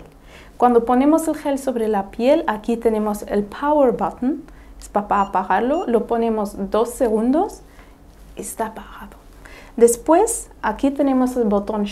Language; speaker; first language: Spanish; non-native, fluent; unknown